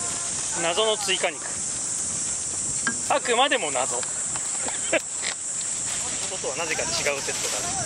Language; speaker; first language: Japanese; native; Japanese